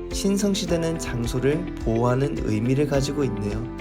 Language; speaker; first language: Korean; native; Korean